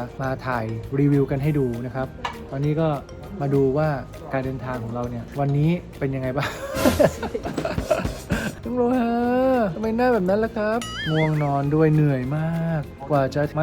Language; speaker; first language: Thai; native; Thai